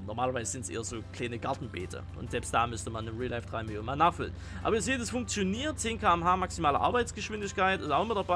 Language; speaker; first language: German; native; German